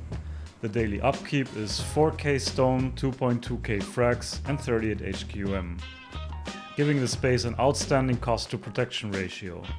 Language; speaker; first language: English; non-native, fluent; German